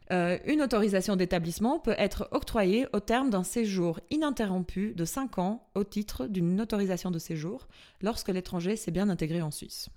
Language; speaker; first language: French; non-native, fluent; Albanian